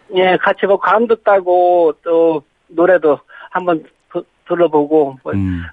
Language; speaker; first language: Korean; native; Korean